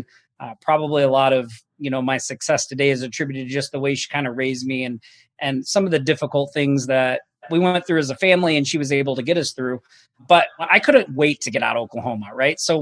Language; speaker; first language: English; native; English